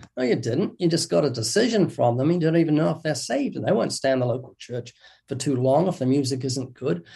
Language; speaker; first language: English; native; English